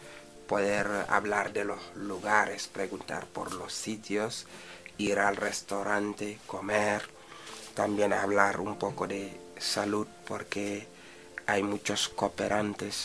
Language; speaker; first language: Spanish; non-native, fluent; Wolof